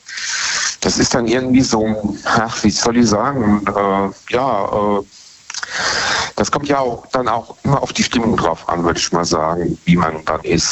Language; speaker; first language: German; native; German